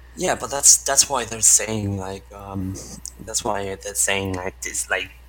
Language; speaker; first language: English; non-native, fluent; Estonian